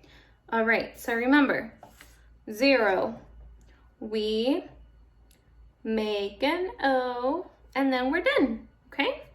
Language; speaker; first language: English; native; English